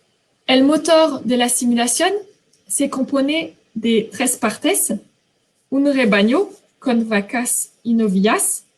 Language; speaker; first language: Spanish; non-native, fluent; French